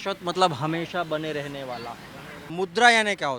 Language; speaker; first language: Hindi; native; Hindi